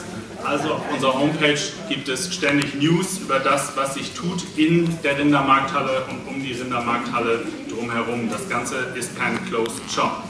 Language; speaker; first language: German; native; German